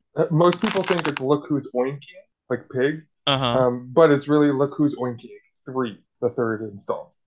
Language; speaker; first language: English; native; English